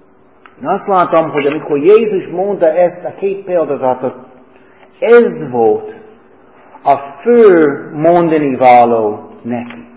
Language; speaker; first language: Hungarian; non-native, fluent; English